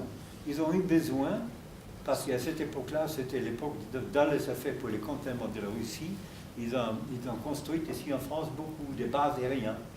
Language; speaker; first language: French; non-native, fluent; German